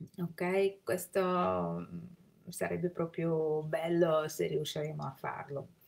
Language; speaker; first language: Italian; non-native, fluent; Russian